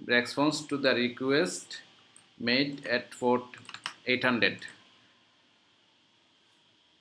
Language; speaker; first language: English; non-native, local second language; Bangla